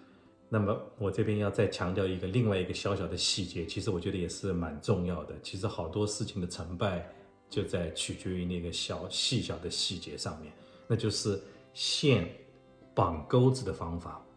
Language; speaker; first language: Chinese; native; Chinese